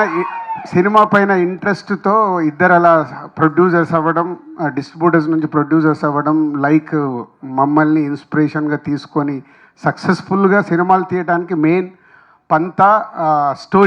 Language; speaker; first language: Telugu; native; Telugu